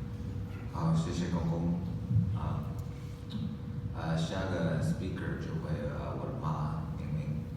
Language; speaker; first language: Chinese; early bilingual, heritage; English